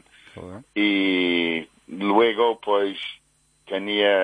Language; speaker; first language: Spanish; non-native, fluent; English